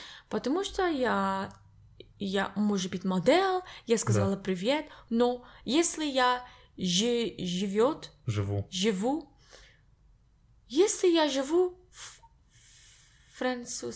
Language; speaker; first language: Russian; non-native, learner; English